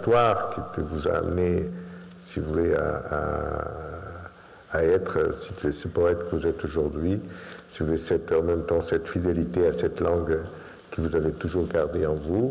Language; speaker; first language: French; non-native, fluent; Portuguese